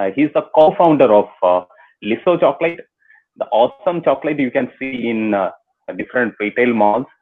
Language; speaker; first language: English; non-native, local second language; Malayalam